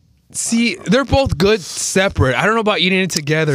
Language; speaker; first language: English; early bilingual, other home language; Spanish